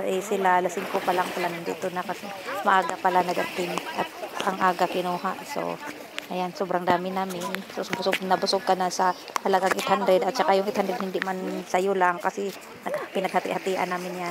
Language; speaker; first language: Filipino; non-native, local second language; Cebuano